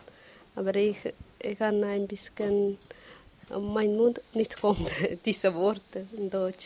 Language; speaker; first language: German; non-native, learner; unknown